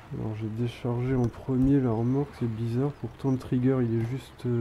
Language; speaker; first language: French; native; French